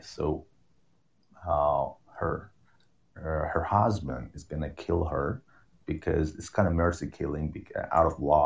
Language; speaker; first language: English; non-native, fluent; Persian